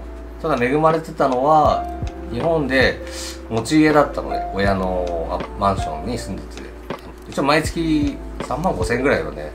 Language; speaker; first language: Japanese; native; Japanese